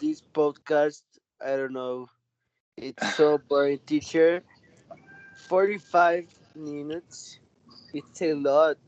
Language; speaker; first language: English; non-native, learner; Spanish